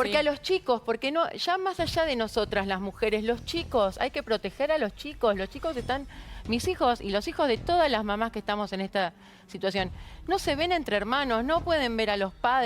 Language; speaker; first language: Spanish; native; Spanish